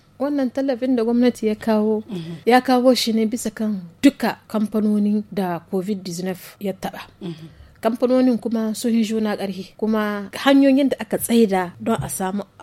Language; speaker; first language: Hausa; native; Hausa